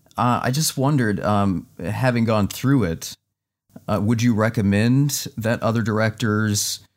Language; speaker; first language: English; native; English